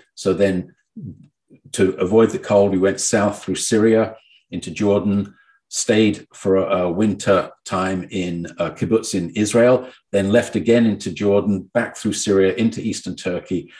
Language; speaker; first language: English; native; English